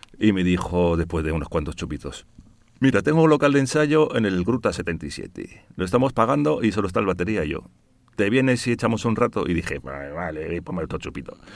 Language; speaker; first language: Spanish; early bilingual, heritage; Spanish